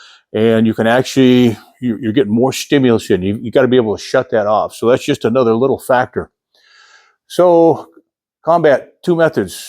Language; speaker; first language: English; native; English